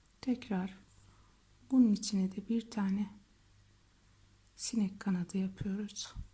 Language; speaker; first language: Turkish; native; Turkish